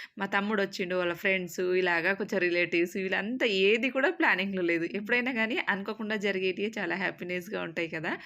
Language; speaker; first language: Telugu; native; Telugu